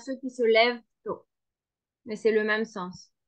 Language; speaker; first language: French; non-native, fluent; Spanish